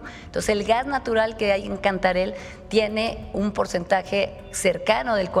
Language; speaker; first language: Spanish; native; Spanish